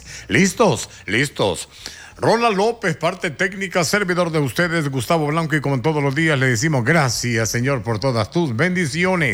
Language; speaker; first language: Spanish; native; Spanish